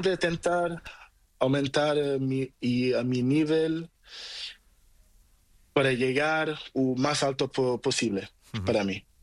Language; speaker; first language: Spanish; non-native, learner; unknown